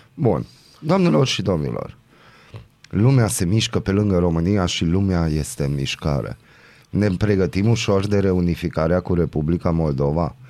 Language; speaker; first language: Romanian; non-native, local second language; Hungarian